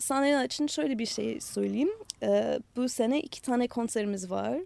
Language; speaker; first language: Turkish; non-native, fluent; English